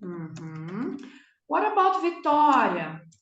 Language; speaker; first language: English; non-native, fluent; Portuguese